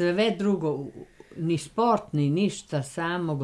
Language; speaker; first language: Serbian; native; Serbian